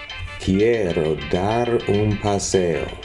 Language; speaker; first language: Spanish; non-native, learner; English